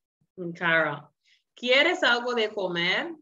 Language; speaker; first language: Spanish; non-native, learner; English